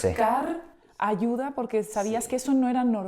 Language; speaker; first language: Spanish; native; Spanish